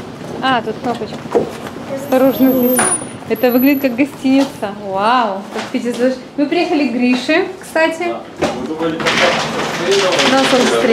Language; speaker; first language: Russian; native; Russian